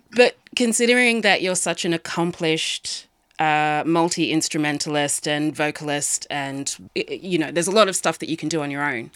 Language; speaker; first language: English; native; English